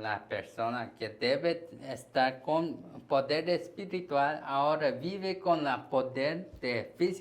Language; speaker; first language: Spanish; non-native, learner; Korean